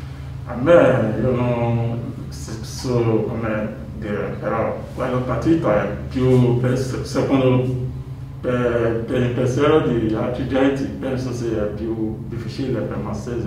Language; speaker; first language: Italian; non-native, learner; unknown